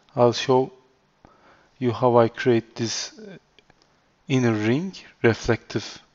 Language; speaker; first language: English; non-native, learner; Turkish